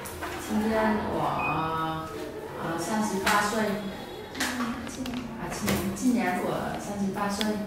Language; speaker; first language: Chinese; non-native, learner; Vietnamese